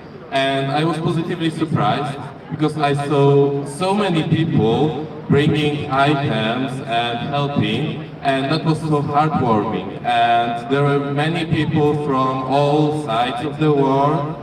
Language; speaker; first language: English; non-native, fluent; Polish